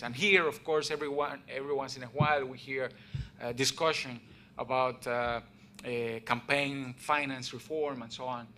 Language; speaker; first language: English; non-native, fluent; Spanish